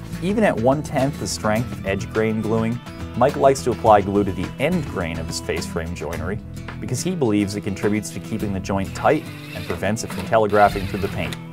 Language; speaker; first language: English; native; English